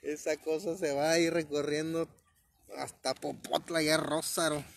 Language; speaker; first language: Spanish; native; Spanish